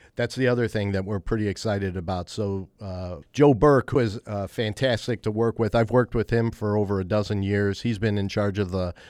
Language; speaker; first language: English; native; English